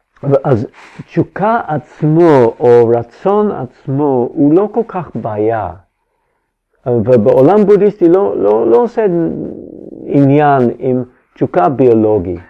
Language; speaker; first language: Hebrew; non-native, fluent; English